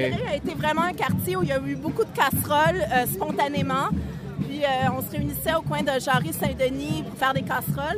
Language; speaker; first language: French; native; French